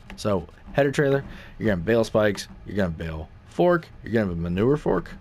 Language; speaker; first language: English; native; English